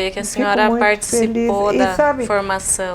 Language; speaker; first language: Portuguese; native; Portuguese